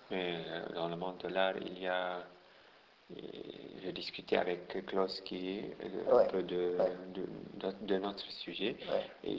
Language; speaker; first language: French; non-native, local second language; Arabic